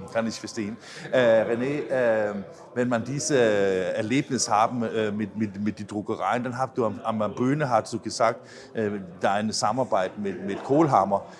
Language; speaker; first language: German; non-native, fluent; Danish